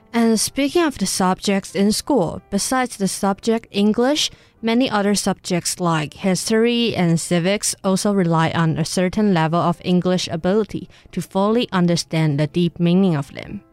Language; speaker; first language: English; non-native, fluent; Chinese